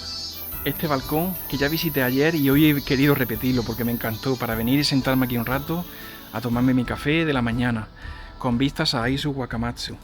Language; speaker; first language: Spanish; native; Spanish